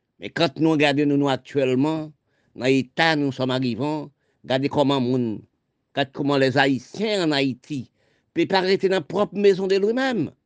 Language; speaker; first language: French; non-native, local second language; Haitian Creole